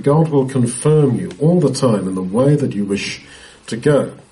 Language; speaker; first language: English; native; English